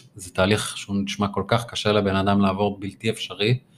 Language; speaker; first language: Hebrew; native; Hebrew